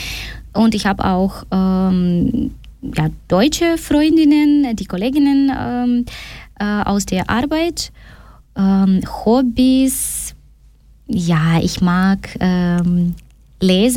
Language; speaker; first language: German; non-native, fluent; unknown